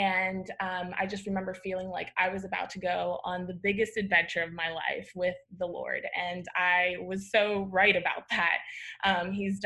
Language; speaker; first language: English; native; English